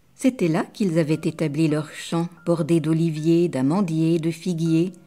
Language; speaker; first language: French; native; French